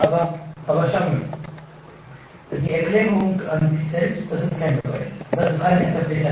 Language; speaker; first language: German; non-native, fluent; Arabic